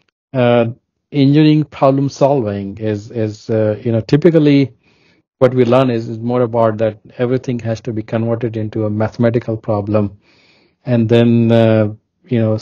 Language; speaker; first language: English; non-native, local second language; Hindi